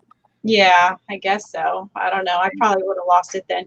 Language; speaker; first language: English; native; English